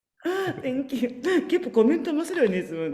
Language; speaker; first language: Japanese; native; Japanese